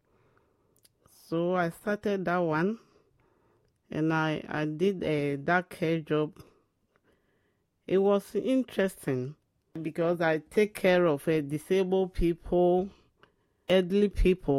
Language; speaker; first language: English; non-native, local second language; Akan